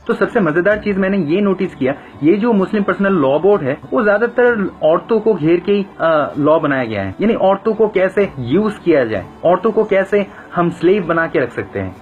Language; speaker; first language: Hindi; non-native, fluent; Bangla